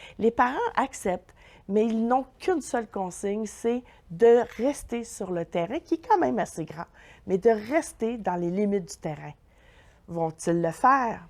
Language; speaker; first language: French; native; French